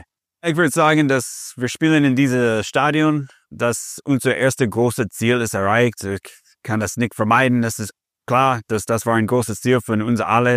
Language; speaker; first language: German; non-native, fluent; English